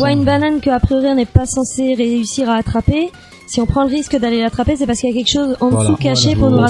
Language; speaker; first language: French; native; French